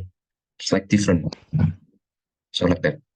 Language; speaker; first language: English; non-native, learner; Indonesian